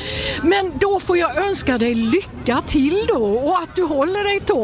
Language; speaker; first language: Swedish; native; Swedish